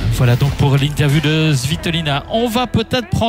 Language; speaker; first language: French; native; French